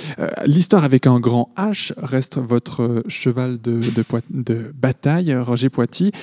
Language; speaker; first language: French; native; French